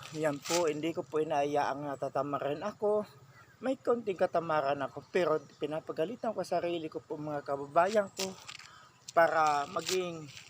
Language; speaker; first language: Filipino; non-native, local second language; Bikol